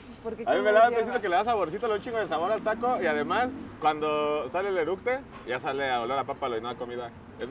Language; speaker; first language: Spanish; native; Spanish